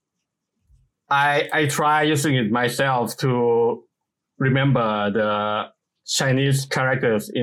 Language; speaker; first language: English; non-native, fluent; Thai